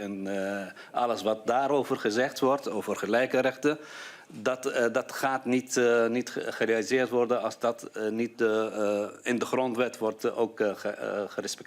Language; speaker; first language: Dutch; non-native, fluent; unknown